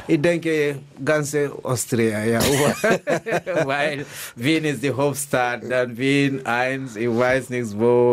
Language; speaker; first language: German; non-native, learner; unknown